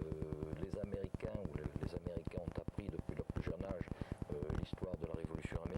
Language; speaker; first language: French; native; French